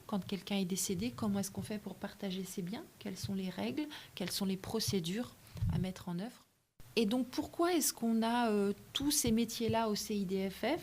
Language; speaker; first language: French; native; French